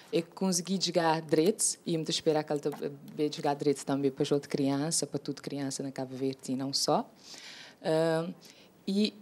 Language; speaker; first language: Portuguese; non-native, local second language; Kabuverdianu